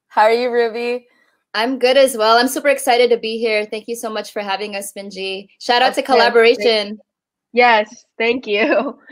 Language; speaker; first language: English; native; English